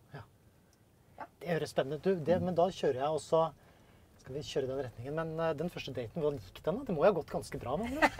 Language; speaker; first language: Norwegian; native; Norwegian